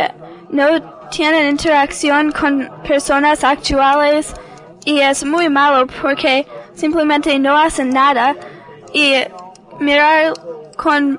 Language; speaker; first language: Spanish; non-native, learner; English